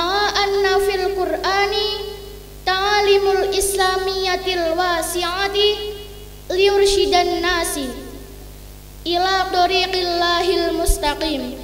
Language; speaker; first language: Arabic; non-native, learner; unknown